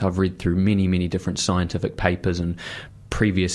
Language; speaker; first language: English; native; English